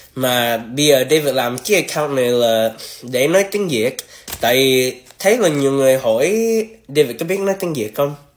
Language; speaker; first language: Vietnamese; early bilingual, heritage; Vietnamese